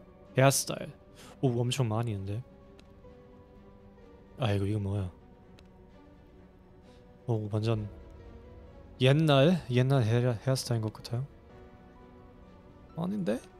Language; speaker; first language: Korean; non-native, fluent; German